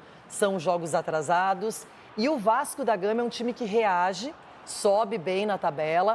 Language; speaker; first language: Portuguese; native; Portuguese